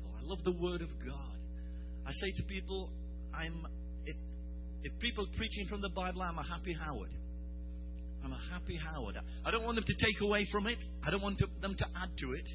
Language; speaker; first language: English; native; English